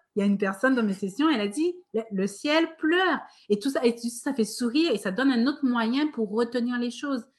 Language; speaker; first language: French; native; French